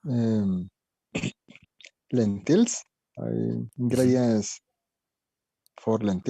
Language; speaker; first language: English; non-native, learner; Spanish